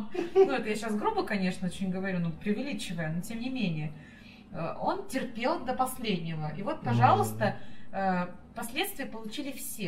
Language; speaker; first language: Russian; native; Russian